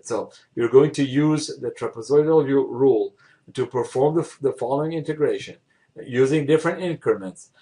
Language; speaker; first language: English; non-native, fluent; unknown